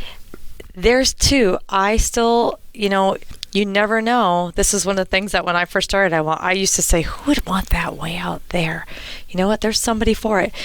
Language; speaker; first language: English; native; English